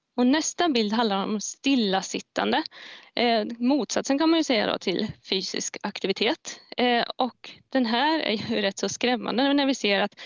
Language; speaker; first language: Swedish; native; Swedish